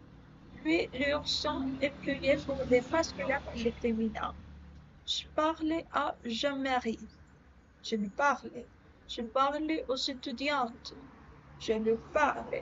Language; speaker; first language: French; non-native, learner; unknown